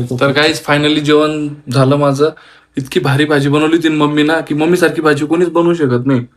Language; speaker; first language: Marathi; non-native, local second language; Lambadi